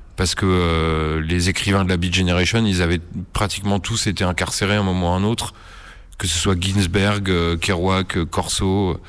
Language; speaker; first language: French; native; French